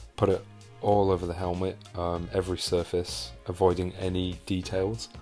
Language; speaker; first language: English; native; English